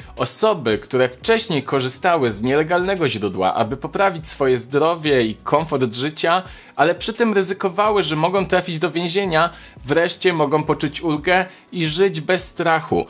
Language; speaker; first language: Polish; native; Polish